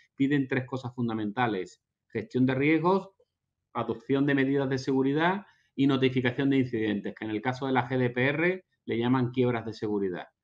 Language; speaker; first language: Spanish; native; Spanish